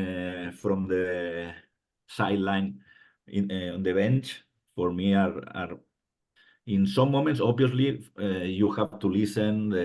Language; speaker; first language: English; non-native, fluent; Spanish